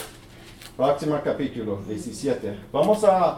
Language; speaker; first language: Spanish; early bilingual, heritage; English